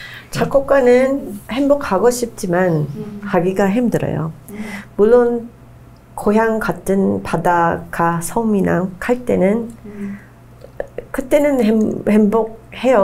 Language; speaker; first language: Korean; non-native, fluent; English